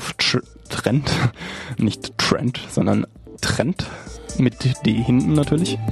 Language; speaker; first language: German; native; German